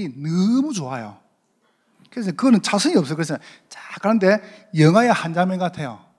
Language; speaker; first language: Korean; native; Korean